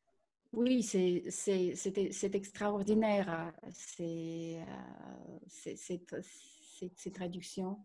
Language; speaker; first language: French; non-native, fluent; Russian